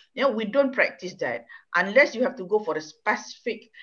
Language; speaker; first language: English; non-native, local second language; Malay